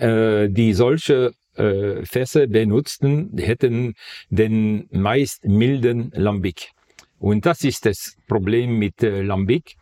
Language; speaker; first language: German; non-native, fluent; Dutch